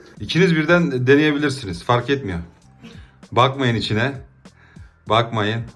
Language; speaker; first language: Turkish; early bilingual, heritage; Turkish